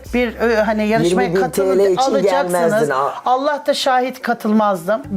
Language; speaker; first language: Turkish; native; Turkish